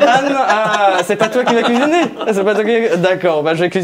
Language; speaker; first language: French; native; French